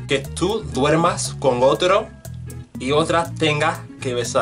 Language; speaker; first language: Spanish; non-native, fluent; English